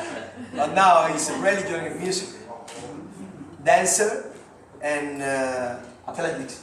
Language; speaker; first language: English; non-native, learner; Spanish